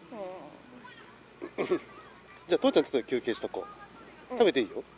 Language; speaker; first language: Japanese; native; Japanese